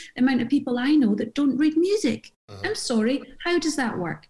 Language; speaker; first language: English; native; English